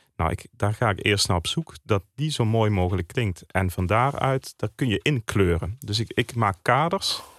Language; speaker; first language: Dutch; native; Dutch